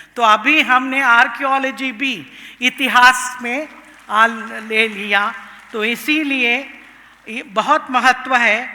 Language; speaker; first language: Hindi; non-native, local second language; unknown